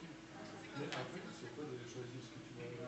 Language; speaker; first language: French; non-native, fluent; Russian